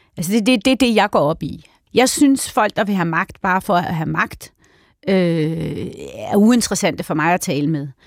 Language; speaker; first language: Danish; native; Danish